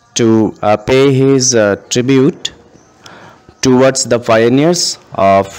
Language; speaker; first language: English; non-native, local second language; Bangla